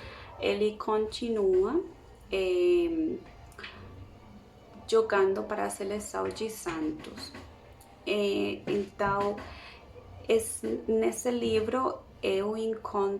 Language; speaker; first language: Portuguese; non-native, learner; Spanish